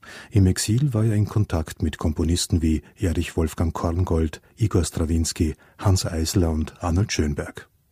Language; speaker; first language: German; native; German